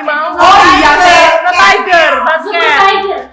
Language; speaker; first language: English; non-native, learner; Indonesian